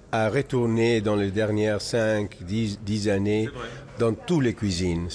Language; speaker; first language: French; non-native, fluent; Spanish